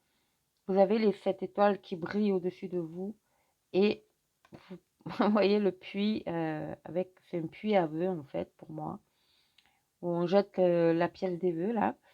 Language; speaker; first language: French; native; French